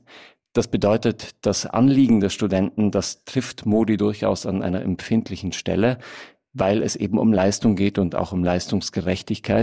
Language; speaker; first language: German; native; German